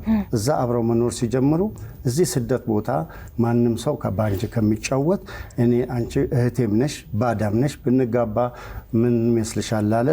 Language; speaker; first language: Amharic; native; Amharic